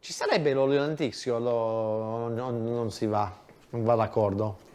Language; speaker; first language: Italian; non-native, fluent; English